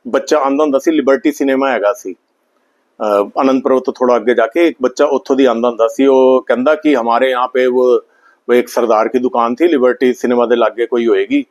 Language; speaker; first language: Hindi; non-native, local second language; Punjabi